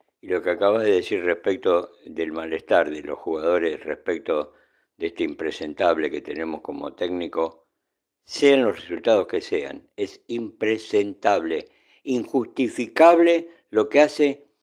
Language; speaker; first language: Spanish; native; Spanish